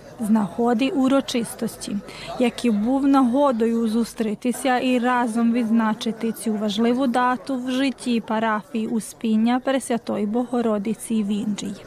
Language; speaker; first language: Ukrainian; early bilingual, heritage; Ukrainian